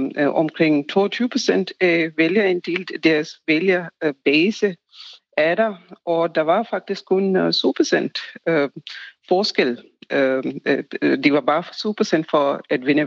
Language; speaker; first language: Danish; non-native, fluent; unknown